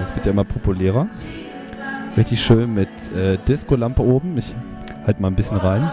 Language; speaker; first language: German; native; German